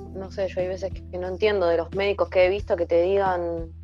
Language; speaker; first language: Spanish; native; Spanish